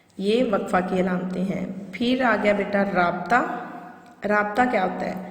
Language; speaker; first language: Urdu; non-native, local second language; Punjabi